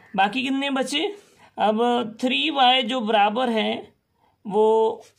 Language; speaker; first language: Urdu; non-native, local second language; Sindhi